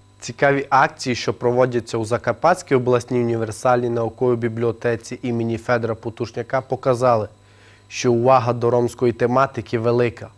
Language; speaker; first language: Ukrainian; non-native, local second language; Romany